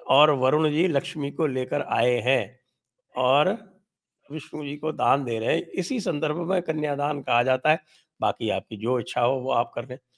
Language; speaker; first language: Hindi; native; Hindi